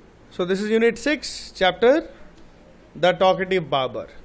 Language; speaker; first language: English; non-native, local second language; Bangla